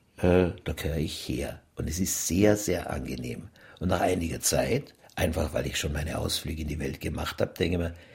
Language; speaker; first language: German; native; German